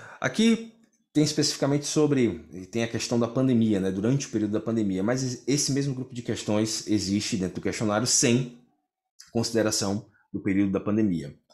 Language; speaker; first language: Portuguese; native; Portuguese